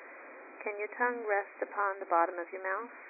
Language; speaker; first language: English; native; English